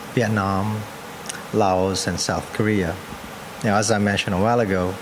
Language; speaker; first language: English; non-native, local second language; Pampanga